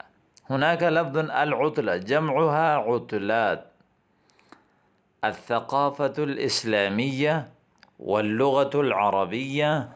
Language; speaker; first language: Arabic; non-native, fluent; Urdu